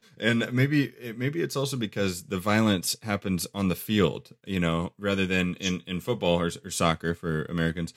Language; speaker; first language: English; native; English